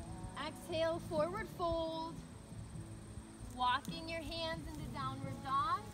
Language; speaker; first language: English; native; English